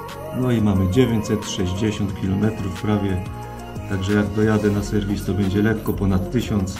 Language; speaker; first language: Polish; native; Polish